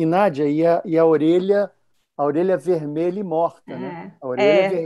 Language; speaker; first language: Portuguese; non-native, fluent; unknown